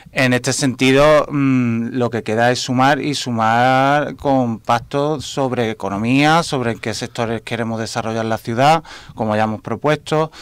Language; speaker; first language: Spanish; native; Spanish